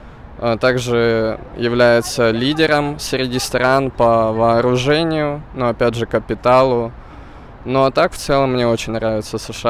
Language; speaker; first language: Russian; native; Russian